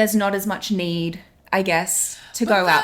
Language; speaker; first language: English; native; English